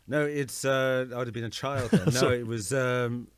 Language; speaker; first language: English; native; English